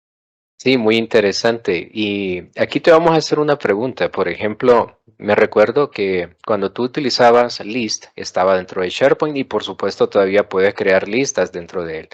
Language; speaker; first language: Spanish; native; Spanish